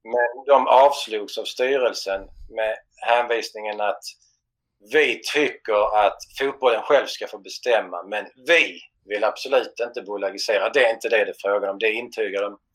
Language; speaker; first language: Swedish; native; Swedish